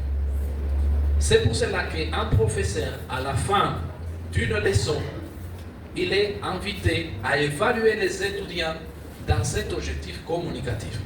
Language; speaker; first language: French; non-native, fluent; Spanish